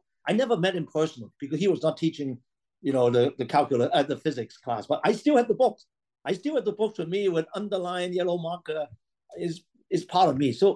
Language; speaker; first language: English; non-native, local second language; Cantonese